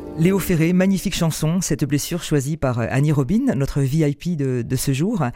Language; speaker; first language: French; native; French